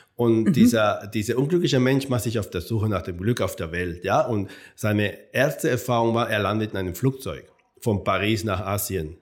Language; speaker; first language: German; non-native, fluent; Spanish